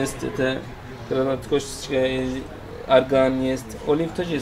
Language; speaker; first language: Russian; non-native, learner; Turkish